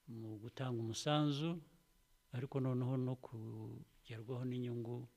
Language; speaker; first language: Kinyarwanda; early bilingual, heritage; Kinyarwanda